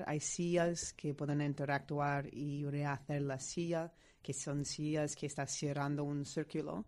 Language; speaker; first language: Spanish; non-native, fluent; English